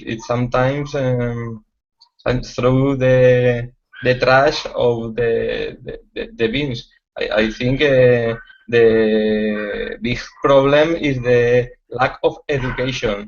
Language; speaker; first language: English; non-native, learner; Spanish